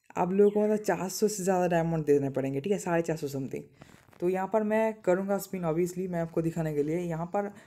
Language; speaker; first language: Hindi; non-native, local second language; Bangla